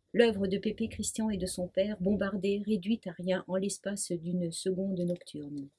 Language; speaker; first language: French; non-native, local second language; Swiss German